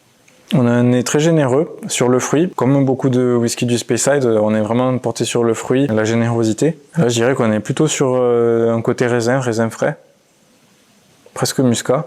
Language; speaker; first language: French; native; French